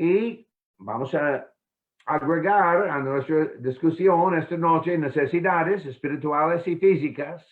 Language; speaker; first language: Spanish; non-native, fluent; English